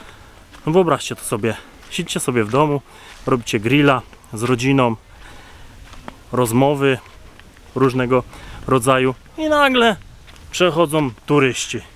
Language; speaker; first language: Polish; native; Polish